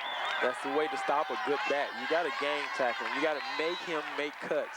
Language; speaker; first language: English; native; English